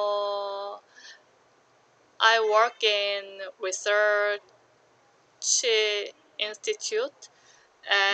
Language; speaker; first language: English; non-native, learner; Korean